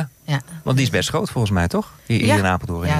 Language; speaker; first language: Dutch; native; Dutch